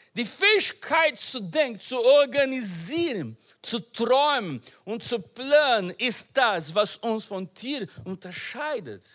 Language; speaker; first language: German; non-native, learner; Portuguese